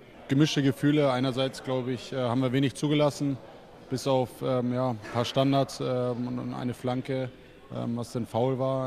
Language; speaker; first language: German; native; German